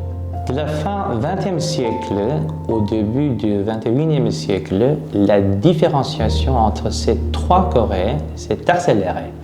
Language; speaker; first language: French; non-native, fluent; Korean